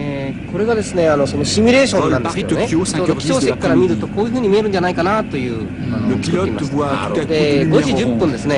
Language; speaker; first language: French; native; French